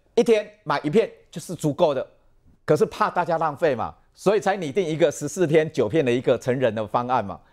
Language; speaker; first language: Chinese; native; Chinese